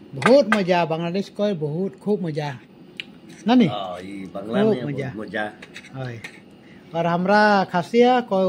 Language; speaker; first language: Hindi; non-native, local second language; Khasi